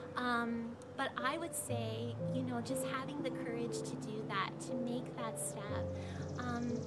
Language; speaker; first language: English; native; English